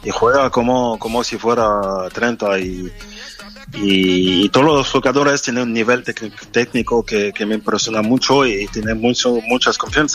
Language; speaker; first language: Spanish; non-native, fluent; French